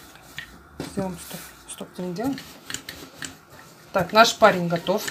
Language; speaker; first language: Russian; non-native, local second language; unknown